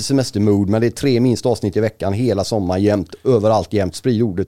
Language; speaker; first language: Swedish; native; Swedish